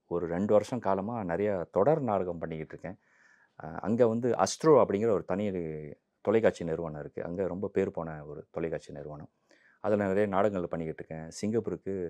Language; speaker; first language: Tamil; early bilingual, heritage; Tamil